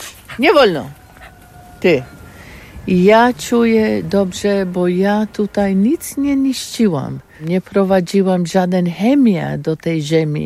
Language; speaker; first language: Polish; non-native, learner; English